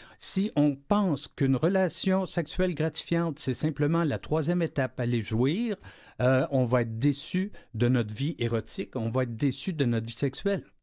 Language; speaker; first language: French; native; French